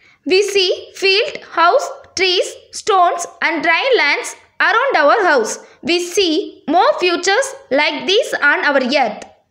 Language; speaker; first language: English; non-native, local second language; Tamil